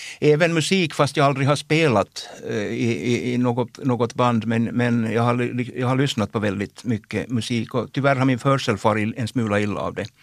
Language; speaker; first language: Swedish; native; Swedish